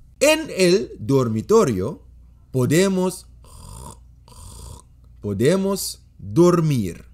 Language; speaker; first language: Spanish; non-native, fluent; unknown